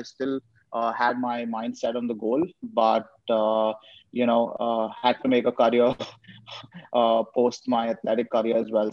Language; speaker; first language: English; non-native, local second language; Hindi